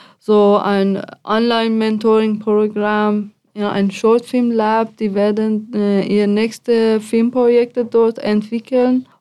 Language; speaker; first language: German; non-native, fluent; Persian